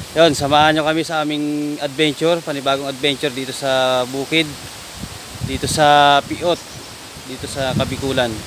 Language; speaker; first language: Filipino; non-native, local second language; Bikol